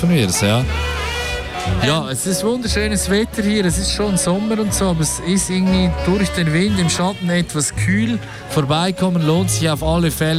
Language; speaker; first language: German; native; German